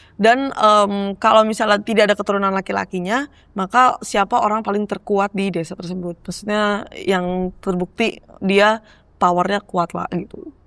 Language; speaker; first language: Indonesian; native; Indonesian